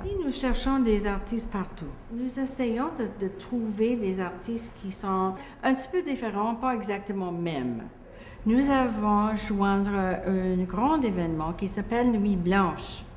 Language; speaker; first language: French; non-native, local second language; English